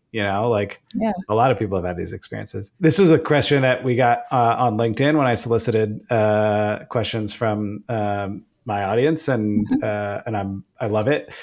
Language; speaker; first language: English; early bilingual, other home language; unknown